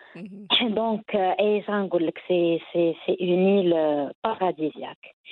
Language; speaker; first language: French; non-native, local second language; Arabic